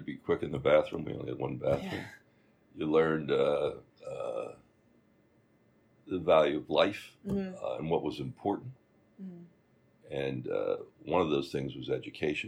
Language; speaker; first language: English; native; English